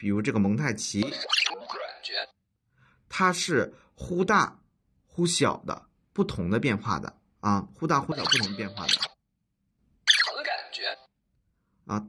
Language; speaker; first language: Chinese; native; Chinese